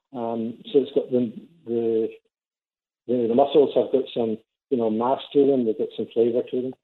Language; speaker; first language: English; native; English